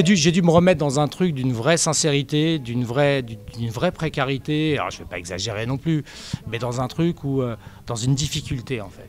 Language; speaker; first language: French; native; French